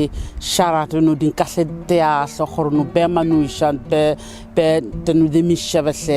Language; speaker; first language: Welsh; non-native, learner; Southern Sotho